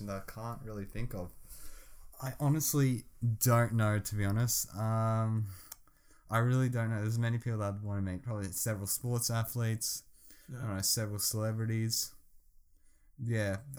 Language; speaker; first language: English; native; English